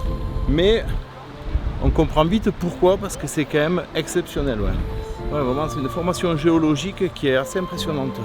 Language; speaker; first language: French; native; French